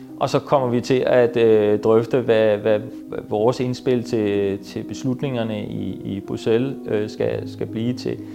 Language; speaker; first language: Danish; native; Danish